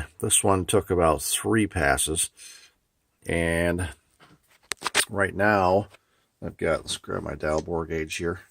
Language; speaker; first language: English; native; English